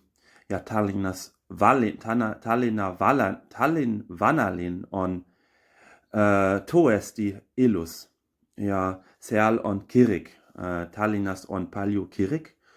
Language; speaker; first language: Estonian; non-native, learner; German